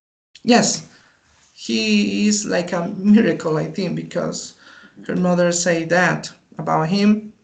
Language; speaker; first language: English; non-native, learner; Spanish